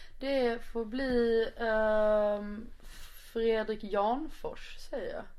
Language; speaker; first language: Swedish; native; Swedish